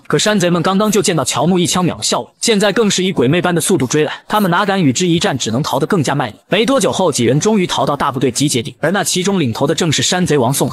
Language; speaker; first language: Chinese; native; Chinese